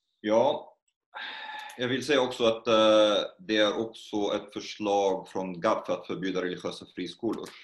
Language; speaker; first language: Swedish; non-native, fluent; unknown